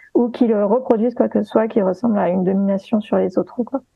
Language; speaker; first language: French; native; French